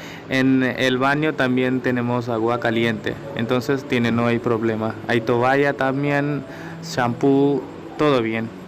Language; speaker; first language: Spanish; non-native, learner; Hindi